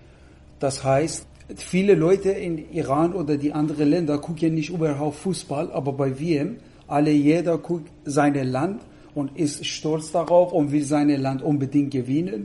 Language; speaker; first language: German; non-native, fluent; Persian